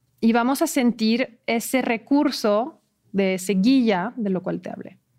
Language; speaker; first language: Spanish; non-native, fluent; French